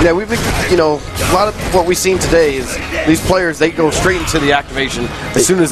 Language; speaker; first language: English; native; English